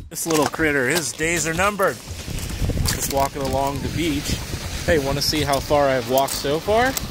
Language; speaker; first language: English; native; English